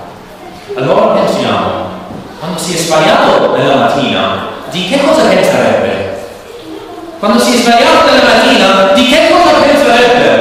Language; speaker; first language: Italian; non-native, learner; English